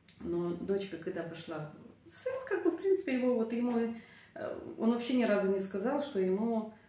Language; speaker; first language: Russian; native; Russian